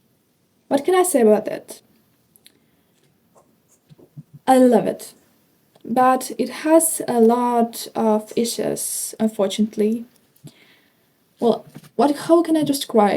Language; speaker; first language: English; non-native, fluent; Ukrainian